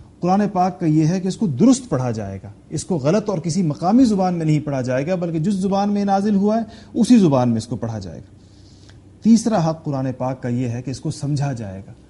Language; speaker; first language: Urdu; non-native, local second language; Pashto